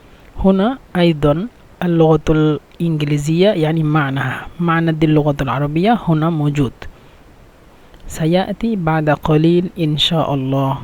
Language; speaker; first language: Arabic; non-native, fluent; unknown